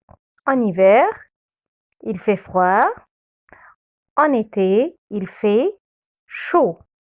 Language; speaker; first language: French; non-native, fluent; Arabic